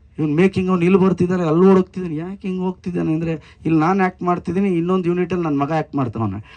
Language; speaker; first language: Kannada; native; Kannada